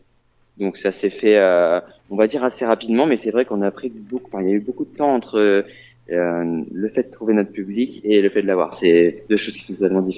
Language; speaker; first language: French; native; French